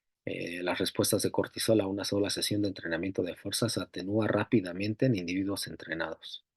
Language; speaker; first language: Spanish; native; Spanish